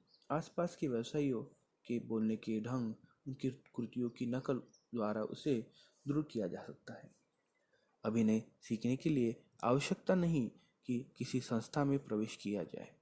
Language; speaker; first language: Hindi; non-native, local second language; Marathi